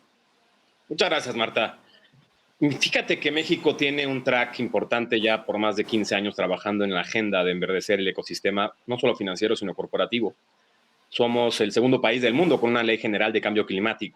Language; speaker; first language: Spanish; native; Spanish